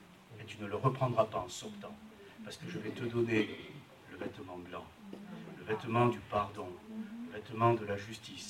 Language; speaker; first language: French; native; French